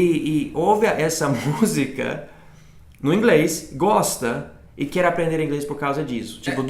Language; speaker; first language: Portuguese; non-native, fluent; English